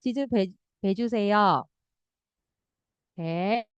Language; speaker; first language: Korean; non-native, fluent; Indonesian